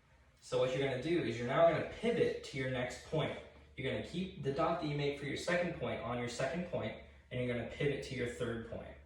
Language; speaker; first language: English; native; English